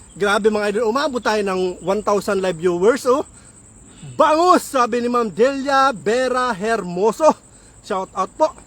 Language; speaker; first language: Filipino; non-native, local second language; Waray